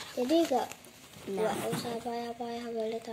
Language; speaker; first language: Indonesian; native; Indonesian